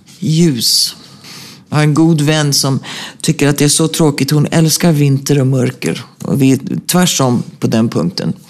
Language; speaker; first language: Swedish; native; Swedish